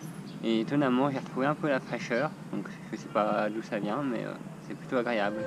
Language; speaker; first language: French; native; French